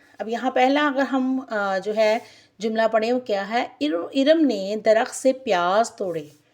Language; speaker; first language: Urdu; native; Urdu